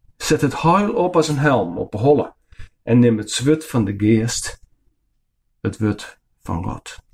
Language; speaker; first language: Dutch; non-native, local second language; Western Frisian